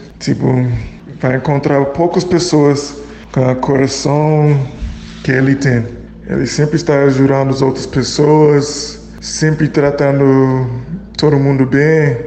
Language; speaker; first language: Portuguese; non-native, fluent; English